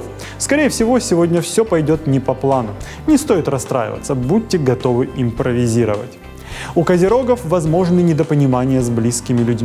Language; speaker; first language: Russian; native; Russian